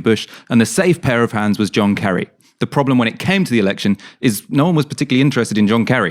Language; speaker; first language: English; native; English